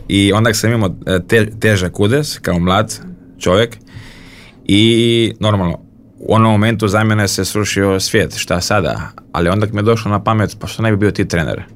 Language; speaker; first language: Serbian; early bilingual, heritage; Bosnian